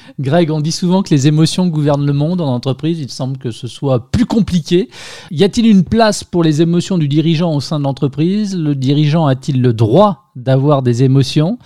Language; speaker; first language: French; native; French